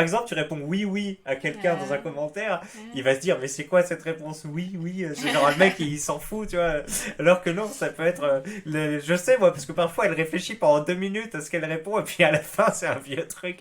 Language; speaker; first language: French; native; French